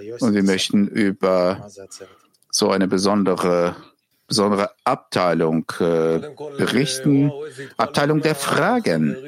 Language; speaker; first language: German; non-native, fluent; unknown